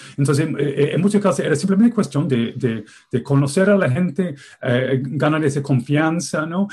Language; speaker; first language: Spanish; non-native, fluent; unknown